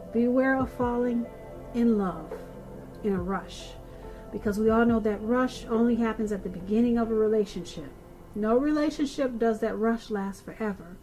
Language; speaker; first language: English; native; English